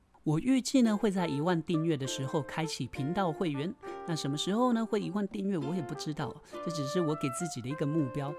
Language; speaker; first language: Chinese; native; Chinese